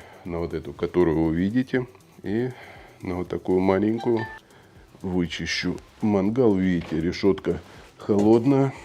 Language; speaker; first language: Russian; native; Russian